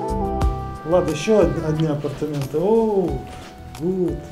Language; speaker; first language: Russian; native; Russian